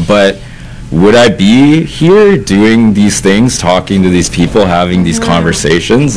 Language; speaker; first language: English; native; English